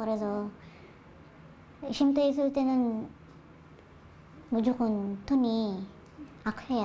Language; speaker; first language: Korean; non-native, learner; Thai